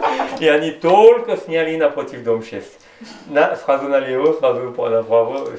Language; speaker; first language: Russian; non-native, learner; French